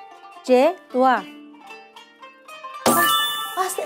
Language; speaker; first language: Turkish; native; Turkish